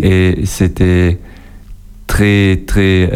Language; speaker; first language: French; non-native, local second language; German